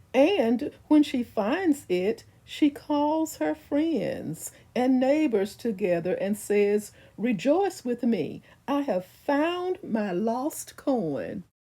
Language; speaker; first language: English; native; English